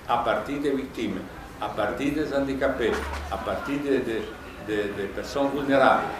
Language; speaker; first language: French; non-native, fluent; Italian